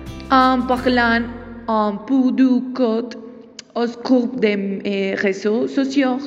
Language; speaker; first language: French; non-native, learner; Spanish